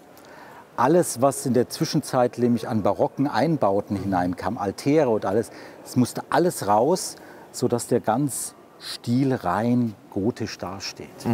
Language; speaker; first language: German; native; German